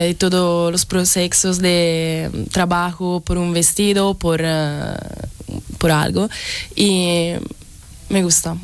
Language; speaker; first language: Spanish; non-native, learner; Italian